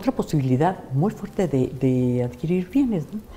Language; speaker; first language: Spanish; native; Spanish